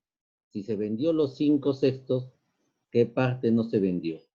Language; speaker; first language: Spanish; native; Spanish